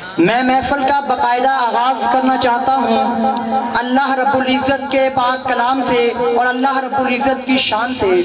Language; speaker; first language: Urdu; non-native, local second language; Punjabi